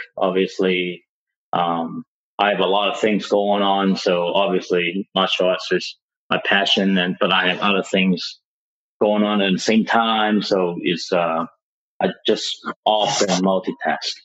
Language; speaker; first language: English; non-native, local second language; Cantonese